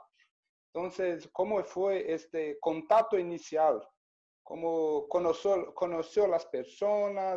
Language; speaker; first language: Spanish; non-native, learner; Portuguese